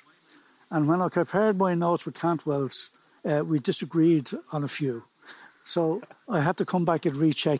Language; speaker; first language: English; native; English